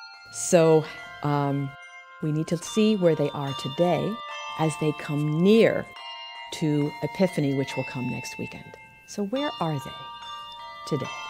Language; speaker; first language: English; native; English